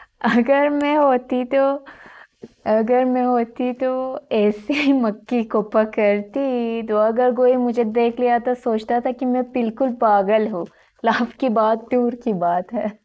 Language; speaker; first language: Hindi; non-native, fluent; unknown